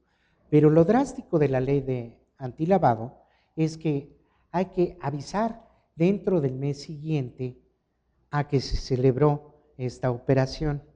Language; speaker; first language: Spanish; native; Spanish